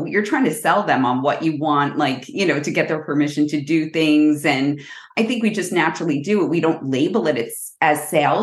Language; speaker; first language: English; native; English